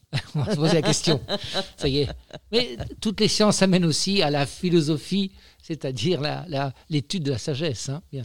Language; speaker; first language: French; native; French